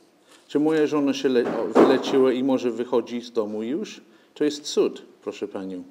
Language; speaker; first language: Polish; non-native, fluent; English